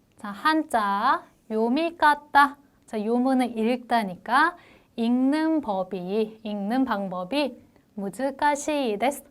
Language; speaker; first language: Korean; native; Korean